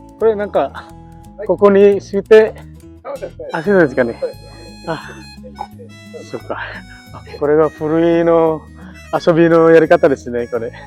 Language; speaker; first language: Japanese; non-native, fluent; Indonesian